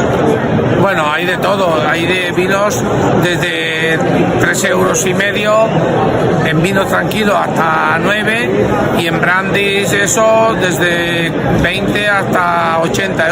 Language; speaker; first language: Spanish; native; Spanish